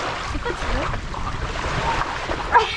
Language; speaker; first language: French; non-native, learner; Spanish